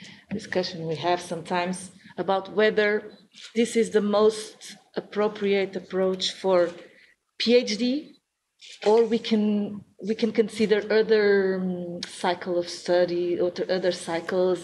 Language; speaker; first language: English; non-native, fluent; Portuguese